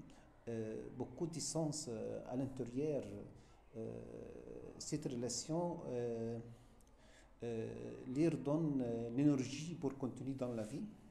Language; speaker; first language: French; non-native, fluent; Arabic